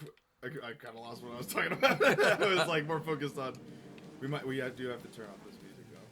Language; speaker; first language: English; native; English